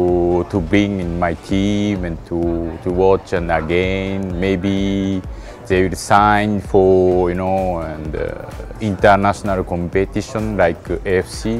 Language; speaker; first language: English; non-native, learner; Japanese